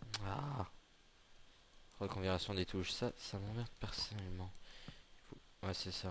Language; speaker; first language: French; native; French